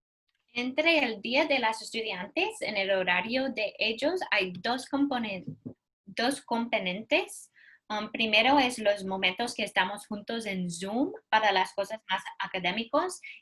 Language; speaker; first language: Spanish; non-native, learner; English